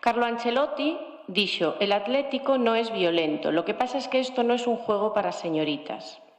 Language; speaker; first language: Spanish; non-native, local second language; Galician